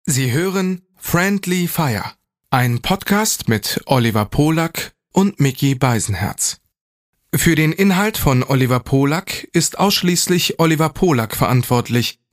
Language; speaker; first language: German; native; German